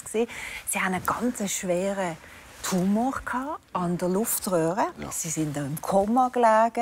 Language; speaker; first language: German; native; German